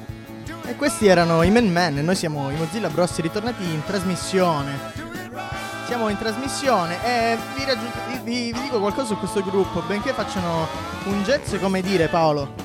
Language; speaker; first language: Italian; native; Italian